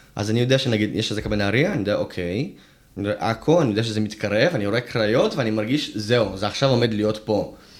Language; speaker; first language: Hebrew; early bilingual, other home language; Russian